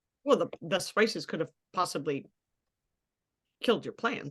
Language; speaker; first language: English; native; English